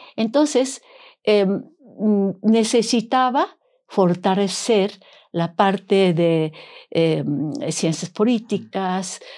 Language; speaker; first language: Spanish; non-native, fluent; Japanese